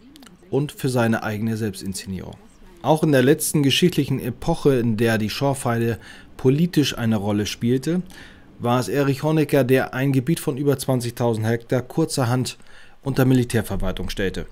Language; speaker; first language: German; native; German